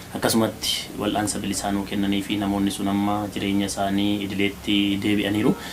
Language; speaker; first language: Oromo; native; Oromo